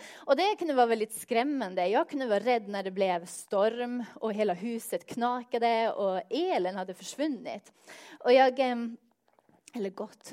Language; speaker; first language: Swedish; non-native, fluent; Norwegian